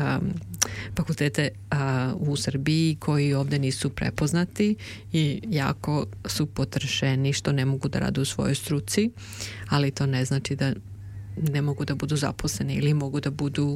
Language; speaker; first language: Serbian; native; Serbian